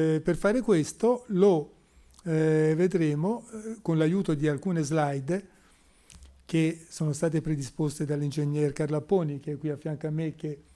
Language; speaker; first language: Italian; native; Italian